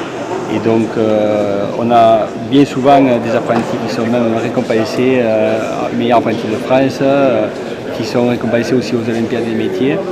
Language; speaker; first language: French; native; French